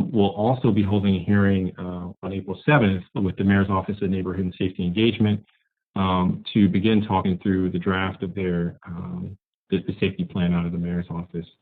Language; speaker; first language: English; native; English